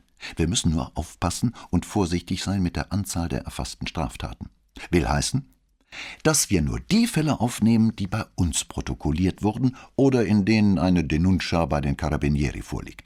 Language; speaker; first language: German; native; German